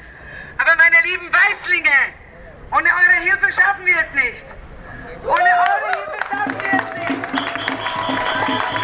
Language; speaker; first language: German; non-native, fluent; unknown